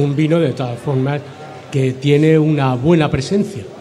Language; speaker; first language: Spanish; native; Spanish